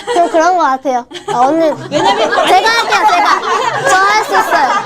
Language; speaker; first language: Korean; non-native, fluent; Chinese